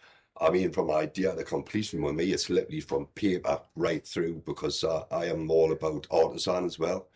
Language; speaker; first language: English; native; English